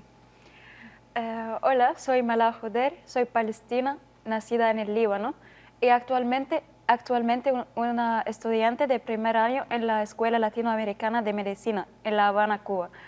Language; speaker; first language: Spanish; non-native, learner; Arabic